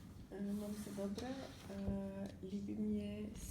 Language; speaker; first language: Czech; non-native, learner; Ukrainian